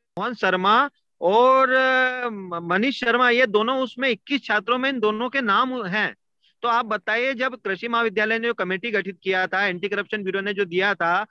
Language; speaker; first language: Hindi; native; Hindi